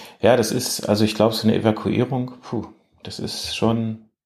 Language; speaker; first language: German; native; German